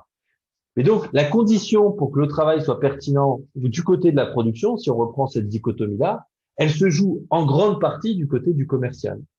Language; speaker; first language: French; native; French